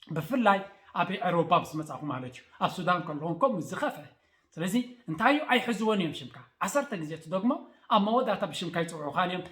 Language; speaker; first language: Tigrinya; native; Tigrinya